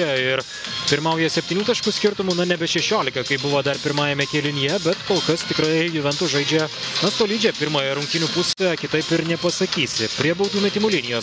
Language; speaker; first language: Lithuanian; native; Lithuanian